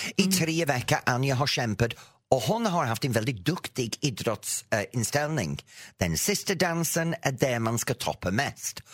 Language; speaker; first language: Swedish; non-native, fluent; English